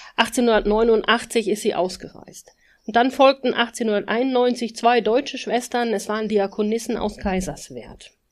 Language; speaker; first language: German; native; German